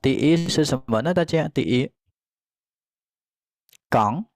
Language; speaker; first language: Chinese; non-native, fluent; Khmer